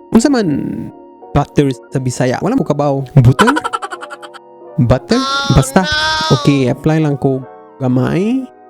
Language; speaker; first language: Cebuano; non-native, learner; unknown